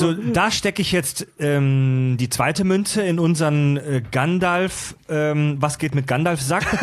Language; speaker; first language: German; native; German